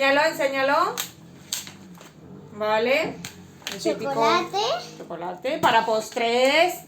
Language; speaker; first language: Spanish; native; Spanish